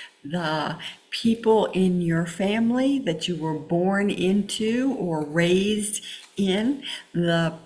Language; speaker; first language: English; native; English